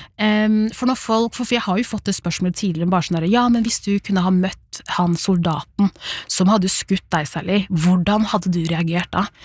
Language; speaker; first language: Norwegian; early bilingual, other home language; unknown